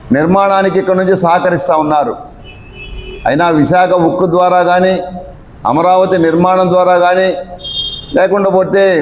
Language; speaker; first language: Telugu; native; Telugu